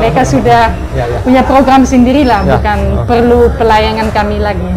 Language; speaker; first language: Indonesian; non-native, fluent; Dutch